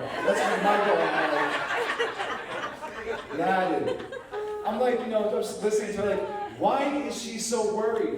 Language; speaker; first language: English; native; English